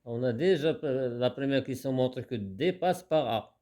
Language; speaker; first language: French; non-native, local second language; Arabic